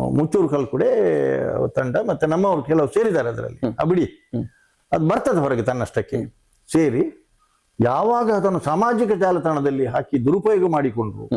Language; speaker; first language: Kannada; non-native, local second language; Tulu